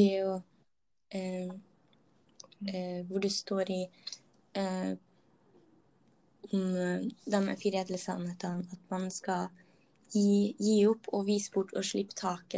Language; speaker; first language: Norwegian; native; Norwegian